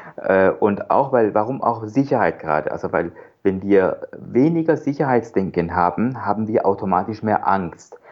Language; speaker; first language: German; non-native, fluent; Persian